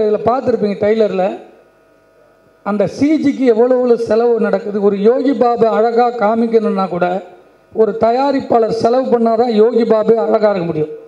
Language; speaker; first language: Tamil; native; Tamil